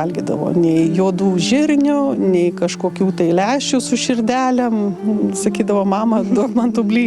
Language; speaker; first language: Lithuanian; native; Lithuanian